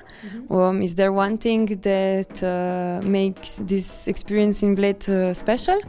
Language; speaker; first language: English; non-native, fluent; Slovenian